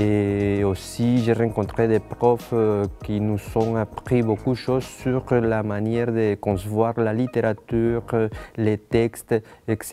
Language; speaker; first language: French; non-native, fluent; Spanish